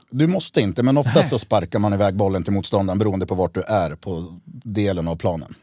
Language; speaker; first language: Swedish; native; Swedish